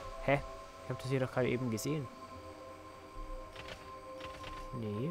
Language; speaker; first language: German; native; German